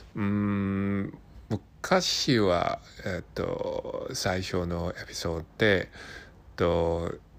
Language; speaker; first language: Japanese; non-native, learner; Cantonese